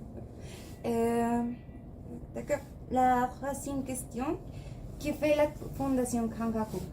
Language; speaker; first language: French; non-native, learner; Spanish